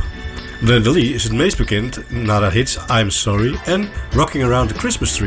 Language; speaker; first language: Dutch; native; Dutch